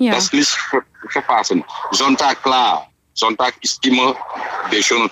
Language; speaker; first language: German; non-native, fluent; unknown